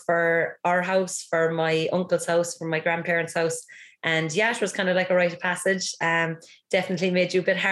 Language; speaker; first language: English; native; English